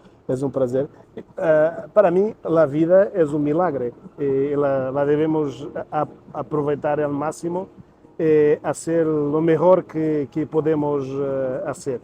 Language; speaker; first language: Spanish; non-native, learner; Portuguese